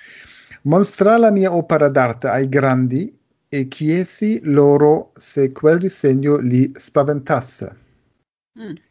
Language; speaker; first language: Italian; non-native, learner; German